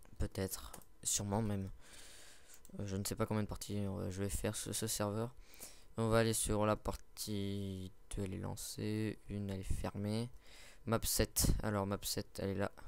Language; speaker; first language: French; native; French